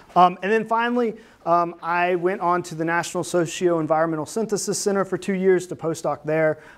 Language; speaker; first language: English; native; English